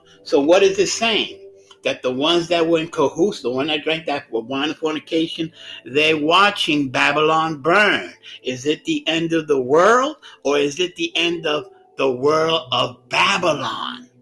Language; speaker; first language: English; native; English